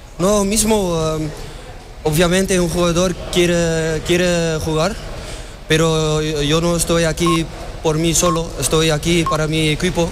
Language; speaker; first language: Spanish; non-native, learner; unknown